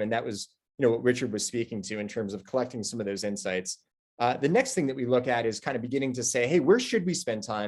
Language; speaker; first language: English; native; English